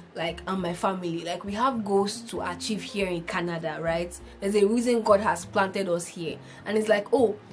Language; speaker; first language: English; non-native, local second language; Igbo